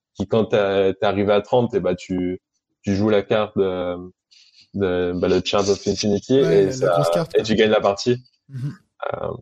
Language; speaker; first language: French; native; French